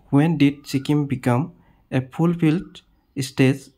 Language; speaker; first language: English; non-native, local second language; Assamese